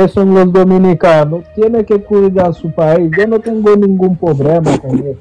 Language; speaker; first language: Spanish; non-native, fluent; Haitian Creole